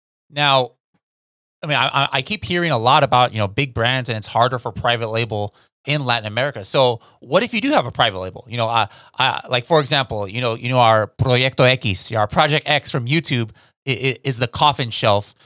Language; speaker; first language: English; native; English